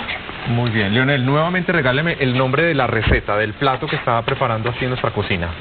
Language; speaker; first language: Spanish; native; Spanish